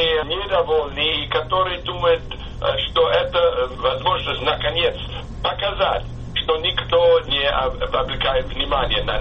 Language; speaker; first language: Russian; non-native, fluent; English